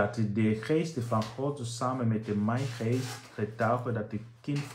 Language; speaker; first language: Dutch; non-native, fluent; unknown